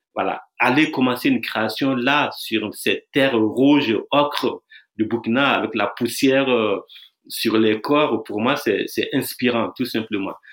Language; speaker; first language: French; non-native, local second language; Dyula